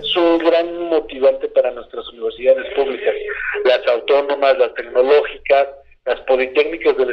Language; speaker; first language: Spanish; native; Spanish